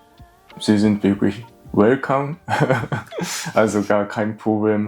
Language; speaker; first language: German; non-native, learner; Japanese